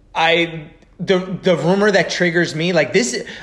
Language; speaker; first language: English; native; English